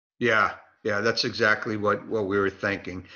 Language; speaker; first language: English; native; English